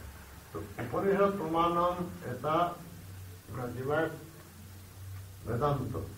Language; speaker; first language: Russian; non-native, learner; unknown